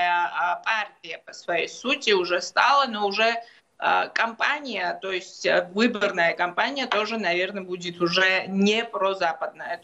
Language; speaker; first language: Russian; non-native, local second language; Georgian